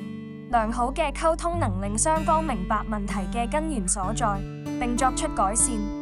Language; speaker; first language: Cantonese; native; Cantonese